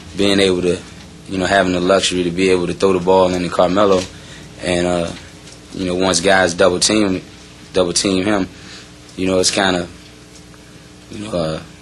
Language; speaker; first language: English; native; English